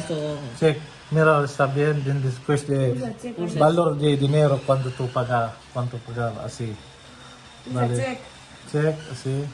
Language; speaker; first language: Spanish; non-native, learner; Filipino